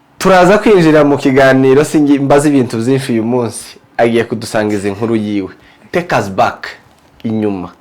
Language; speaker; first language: Kinyarwanda; native; Kinyarwanda